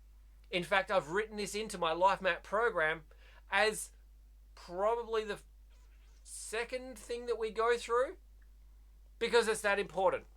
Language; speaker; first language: English; native; English